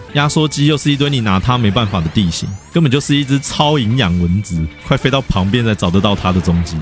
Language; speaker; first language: Chinese; native; Chinese